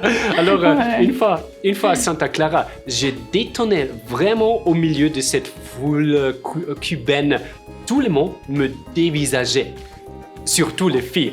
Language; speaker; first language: French; non-native, fluent; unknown